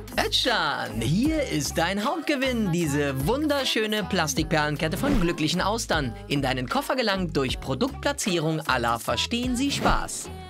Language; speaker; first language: German; native; German